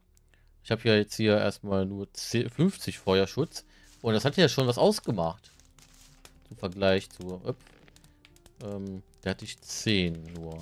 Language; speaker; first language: German; native; German